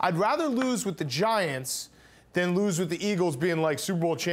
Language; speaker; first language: English; native; English